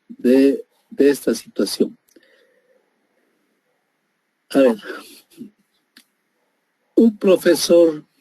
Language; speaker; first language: Spanish; native; Spanish